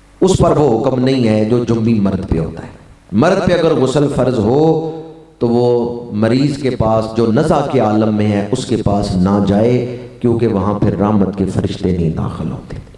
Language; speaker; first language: Urdu; non-native, local second language; Punjabi